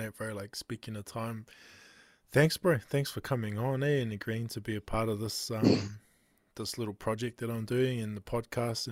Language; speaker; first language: English; native; English